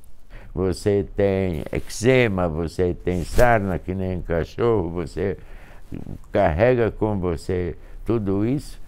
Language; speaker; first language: Portuguese; non-native, fluent; Hungarian